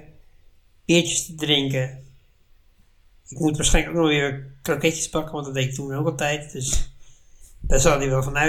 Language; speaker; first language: Dutch; native; Dutch